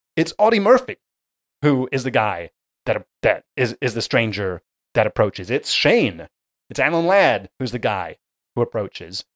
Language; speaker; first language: English; native; English